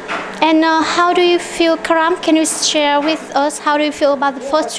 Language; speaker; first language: English; non-native, learner; Vietnamese